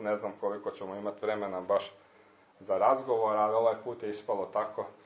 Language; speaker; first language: Serbian; native; Serbian